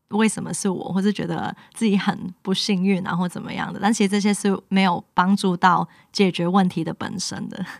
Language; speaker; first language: Chinese; non-native, local second language; Cantonese